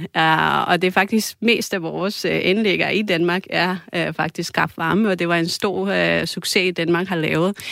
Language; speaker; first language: Danish; non-native, fluent; Croatian